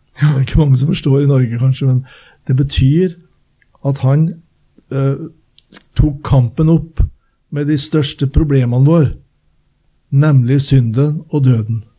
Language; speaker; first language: Norwegian; native; Norwegian